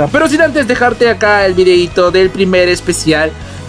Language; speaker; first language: Spanish; native; Spanish